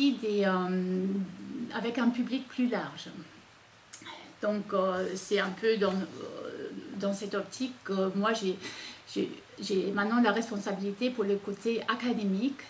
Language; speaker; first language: French; non-native, fluent; German